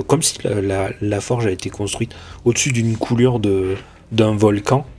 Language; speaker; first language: French; native; French